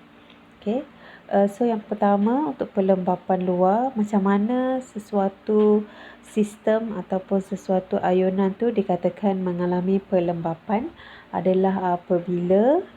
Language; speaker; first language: Malay; native; Malay